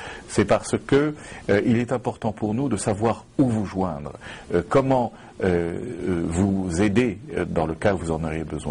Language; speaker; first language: French; native; French